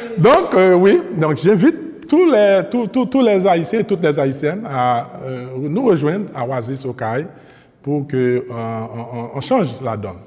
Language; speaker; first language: French; non-native, local second language; Haitian Creole